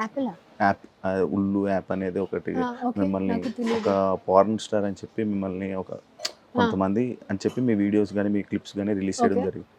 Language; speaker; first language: Telugu; native; Telugu